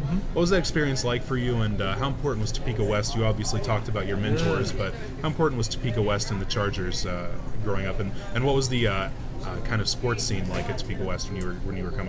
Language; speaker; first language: English; native; English